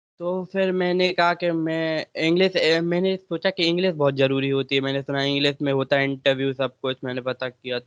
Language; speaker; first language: Hindi; native; Hindi